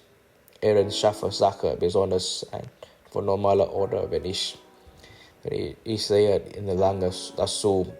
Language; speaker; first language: German; non-native, learner; English